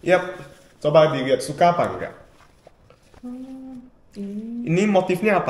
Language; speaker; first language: Indonesian; native; Indonesian